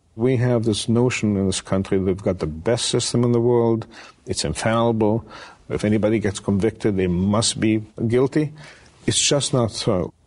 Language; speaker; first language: English; early bilingual, other home language; Romanian